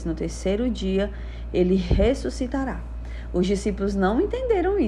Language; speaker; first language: Portuguese; native; Portuguese